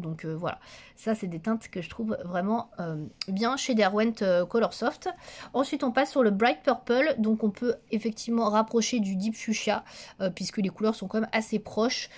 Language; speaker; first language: French; native; French